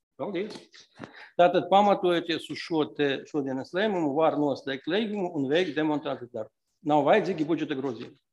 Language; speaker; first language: Latvian; non-native, local second language; Russian